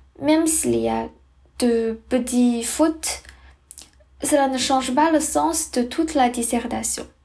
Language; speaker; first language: French; non-native, learner; Chinese